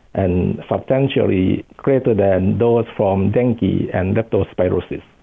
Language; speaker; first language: English; non-native, fluent; Thai